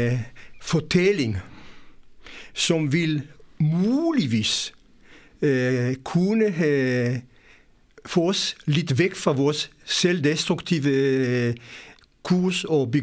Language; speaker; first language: Danish; non-native, fluent; Hebrew